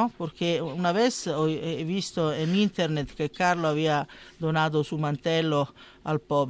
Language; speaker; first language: Spanish; non-native, learner; Italian